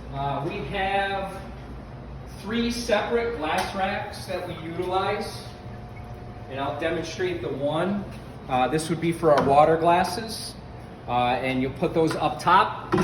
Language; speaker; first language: English; native; English